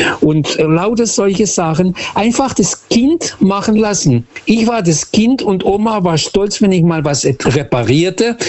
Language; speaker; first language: German; early bilingual, other home language; Portuguese